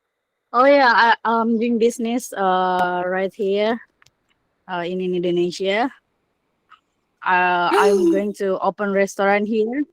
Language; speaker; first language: English; non-native, learner; Indonesian